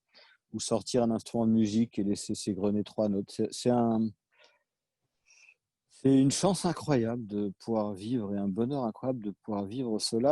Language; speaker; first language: French; native; French